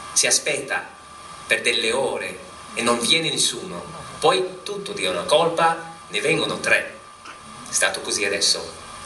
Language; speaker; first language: Italian; non-native, fluent; English